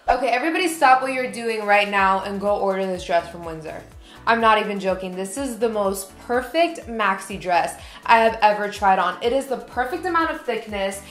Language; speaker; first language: English; native; English